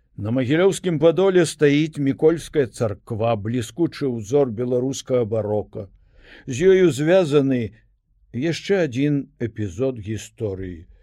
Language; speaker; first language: Belarusian; native; Belarusian